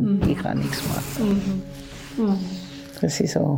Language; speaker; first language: German; non-native, learner; Tamil